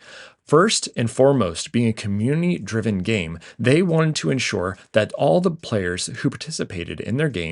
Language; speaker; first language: English; native; English